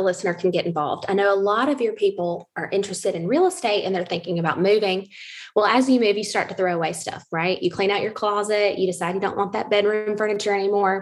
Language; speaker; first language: English; native; English